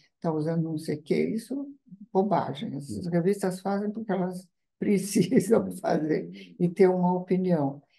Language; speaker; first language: Portuguese; non-native, fluent; Italian